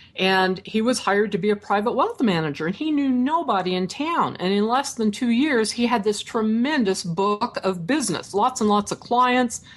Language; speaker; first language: English; native; English